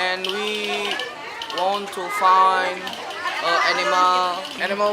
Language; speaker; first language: English; non-native, learner; Indonesian